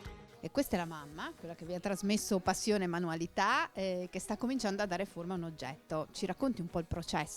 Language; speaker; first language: Italian; native; Italian